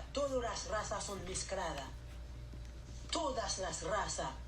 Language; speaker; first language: Spanish; non-native, learner; Haitian Creole